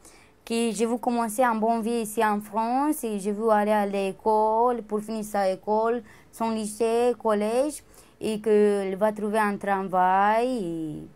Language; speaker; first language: French; non-native, learner; Romanian